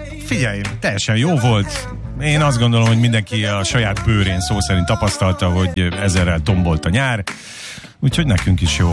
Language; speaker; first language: Hungarian; native; Hungarian